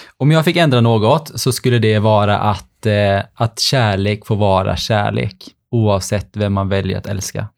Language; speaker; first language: Swedish; early bilingual, other home language; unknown